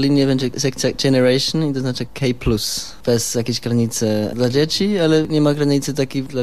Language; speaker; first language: Polish; non-native, learner; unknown